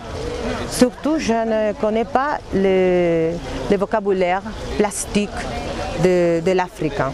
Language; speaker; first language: French; non-native, learner; Spanish